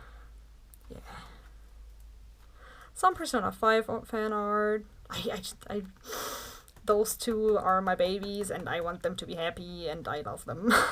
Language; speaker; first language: English; non-native, fluent; German